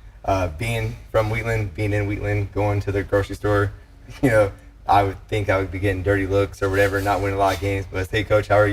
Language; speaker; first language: English; native; English